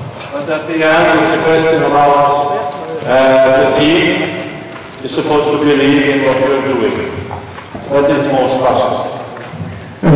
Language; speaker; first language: English; non-native, learner; Swedish